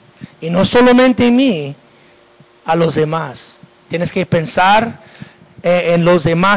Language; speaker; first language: Spanish; non-native, fluent; English